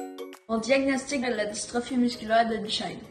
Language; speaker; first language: French; native; French